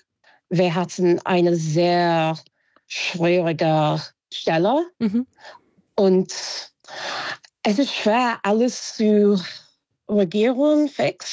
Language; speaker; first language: German; non-native, fluent; English